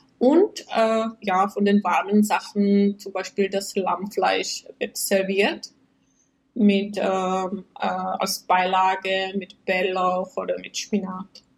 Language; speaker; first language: German; non-native, fluent; Czech